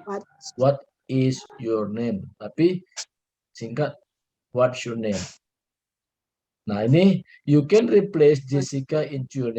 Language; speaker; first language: English; non-native, learner; Indonesian